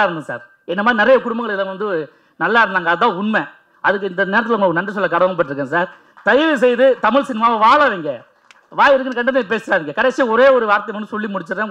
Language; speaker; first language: Tamil; native; Tamil